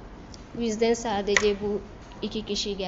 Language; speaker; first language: Turkish; non-native, learner; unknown